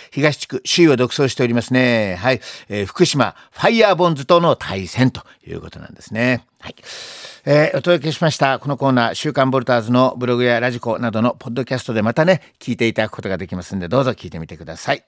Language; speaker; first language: Japanese; native; Japanese